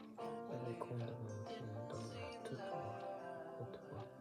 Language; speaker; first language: French; non-native, learner; Japanese